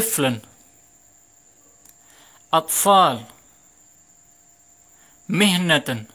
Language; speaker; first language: Arabic; non-native, fluent; Indonesian